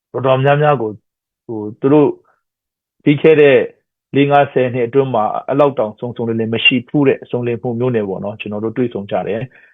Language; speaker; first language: Burmese; non-native, local second language; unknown